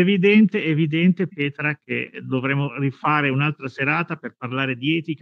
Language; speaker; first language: Italian; native; Italian